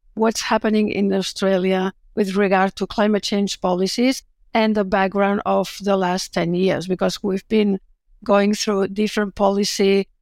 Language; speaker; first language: English; non-native, fluent; Catalan